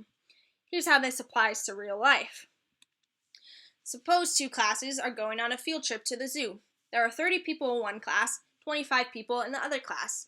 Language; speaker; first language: English; native; English